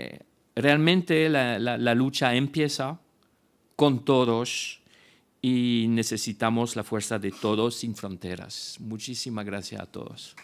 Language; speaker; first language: Spanish; non-native, fluent; French